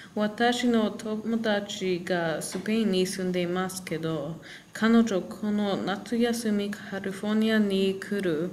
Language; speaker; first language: Japanese; non-native, learner; English